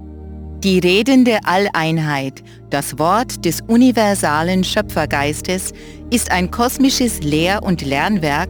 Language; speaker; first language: German; native; German